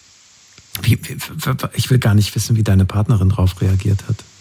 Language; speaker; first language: German; native; German